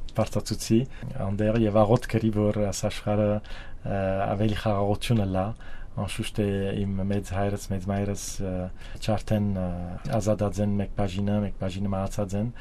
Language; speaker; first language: Armenian; early bilingual, heritage; Armenian